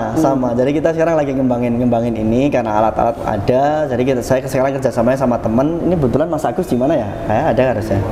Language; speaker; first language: Indonesian; non-native, local second language; Javanese